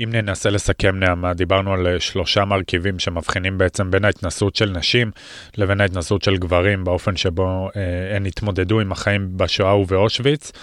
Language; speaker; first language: Hebrew; native; Hebrew